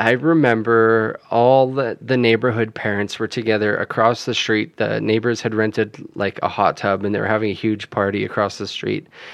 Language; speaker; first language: English; native; English